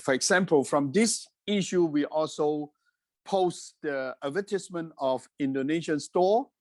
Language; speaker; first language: English; non-native, fluent; Cantonese